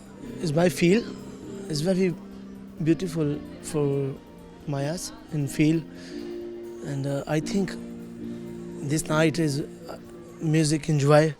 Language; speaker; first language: English; non-native, learner; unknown